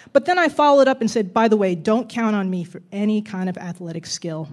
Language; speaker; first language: English; native; English